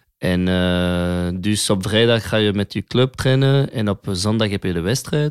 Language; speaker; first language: Dutch; non-native, local second language; French